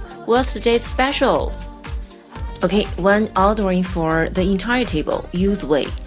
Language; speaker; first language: English; non-native, fluent; Chinese